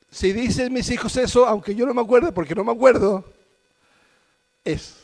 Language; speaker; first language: Spanish; native; Spanish